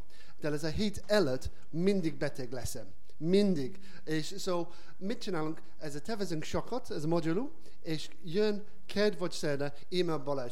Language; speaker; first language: Hungarian; non-native, learner; English